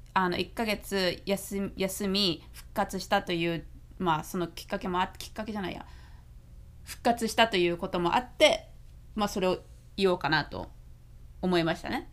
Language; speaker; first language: Japanese; native; Japanese